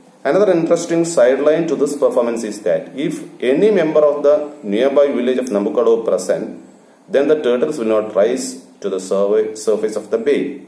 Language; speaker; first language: English; non-native, local second language; Malayalam